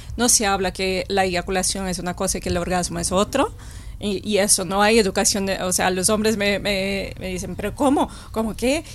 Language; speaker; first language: Spanish; non-native, fluent; Portuguese